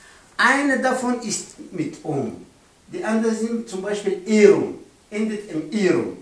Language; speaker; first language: German; non-native, learner; Pashto